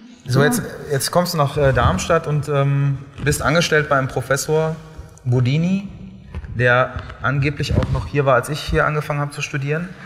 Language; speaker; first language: German; native; German